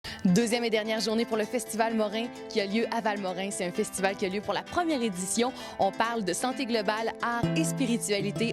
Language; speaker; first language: French; native; French